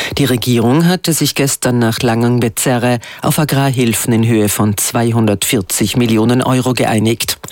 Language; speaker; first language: German; native; German